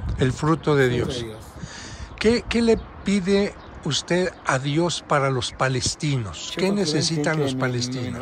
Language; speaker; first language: Spanish; native; Spanish